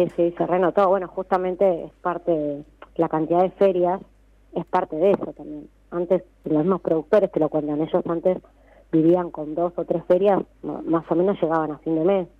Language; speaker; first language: Spanish; native; Spanish